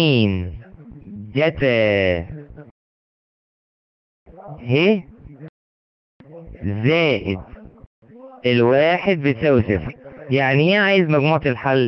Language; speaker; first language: Arabic; native; Arabic